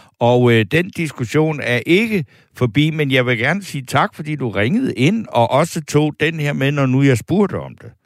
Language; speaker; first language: Danish; native; Danish